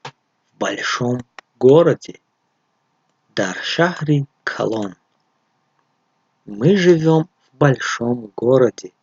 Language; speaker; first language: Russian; non-native, fluent; Tajik